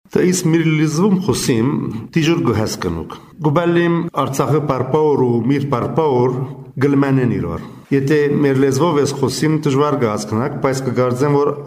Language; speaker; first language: Armenian; native; Armenian